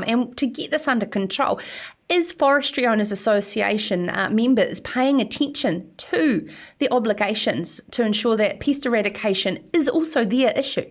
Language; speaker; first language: English; native; English